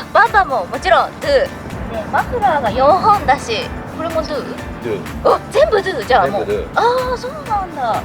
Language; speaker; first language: Japanese; native; Japanese